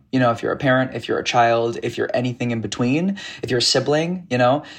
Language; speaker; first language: English; native; English